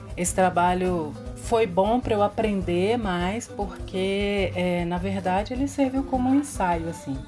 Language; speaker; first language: Portuguese; native; Portuguese